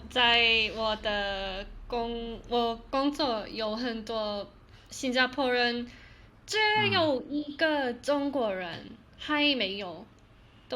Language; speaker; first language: Chinese; non-native, learner; English